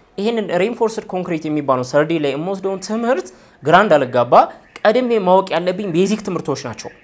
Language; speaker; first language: Amharic; native; Amharic